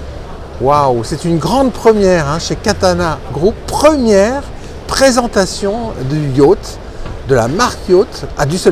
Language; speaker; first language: French; native; French